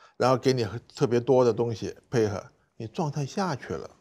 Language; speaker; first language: Chinese; non-native, fluent; Cantonese